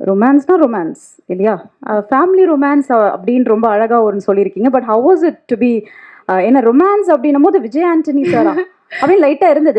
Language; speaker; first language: Tamil; native; Tamil